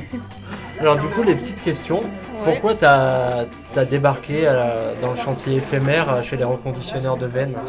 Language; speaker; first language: French; native; French